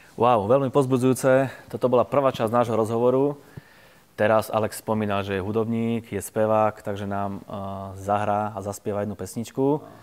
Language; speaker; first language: Slovak; native; Slovak